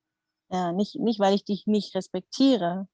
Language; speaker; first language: German; non-native, fluent; Dutch